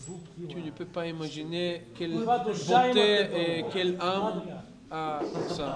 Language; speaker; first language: French; non-native, fluent; Bulgarian